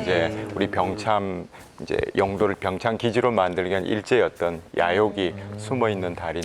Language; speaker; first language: Korean; native; Korean